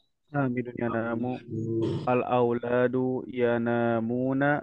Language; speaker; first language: Arabic; non-native, learner; Indonesian